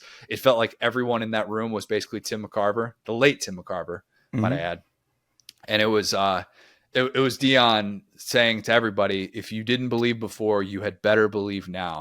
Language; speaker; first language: English; native; English